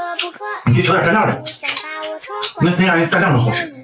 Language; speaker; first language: Chinese; native; Chinese